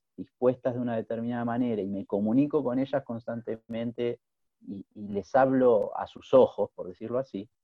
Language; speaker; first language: Spanish; native; Spanish